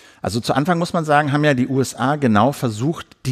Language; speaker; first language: German; native; German